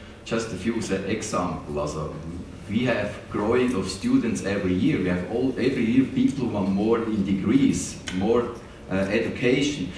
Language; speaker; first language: English; non-native, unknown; German